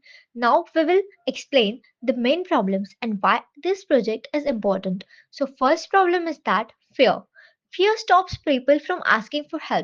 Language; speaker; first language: English; non-native, learner; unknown